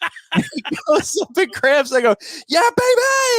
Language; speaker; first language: English; native; English